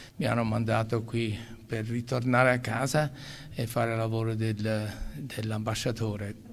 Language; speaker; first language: Italian; early bilingual, other home language; English